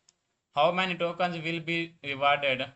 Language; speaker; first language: English; non-native, learner; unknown